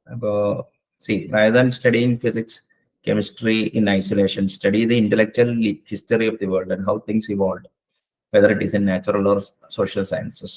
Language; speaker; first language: English; non-native, local second language; Malayalam